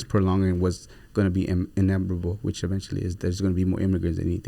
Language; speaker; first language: English; early bilingual, other home language; Spanish